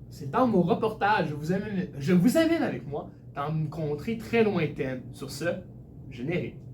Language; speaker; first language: French; native; French